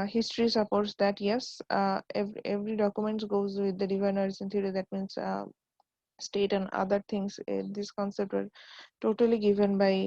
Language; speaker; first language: English; non-native, local second language; Bangla